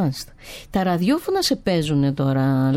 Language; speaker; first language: Greek; native; Greek